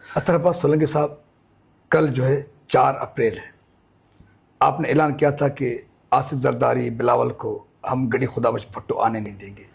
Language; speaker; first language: Urdu; non-native, local second language; Sindhi